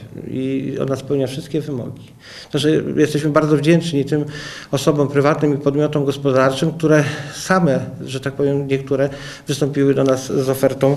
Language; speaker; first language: Polish; native; Polish